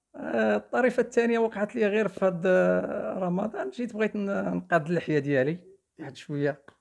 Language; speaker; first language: Arabic; native; Arabic